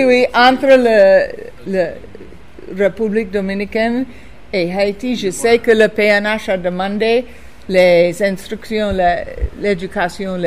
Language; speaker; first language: French; non-native, fluent; English